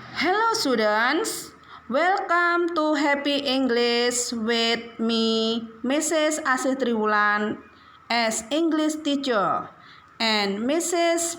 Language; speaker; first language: English; non-native, learner; Indonesian